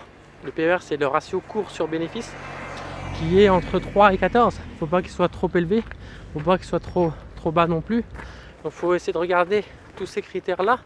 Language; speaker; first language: French; native; French